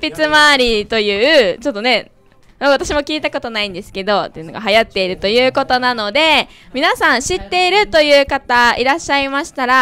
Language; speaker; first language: Japanese; native; Japanese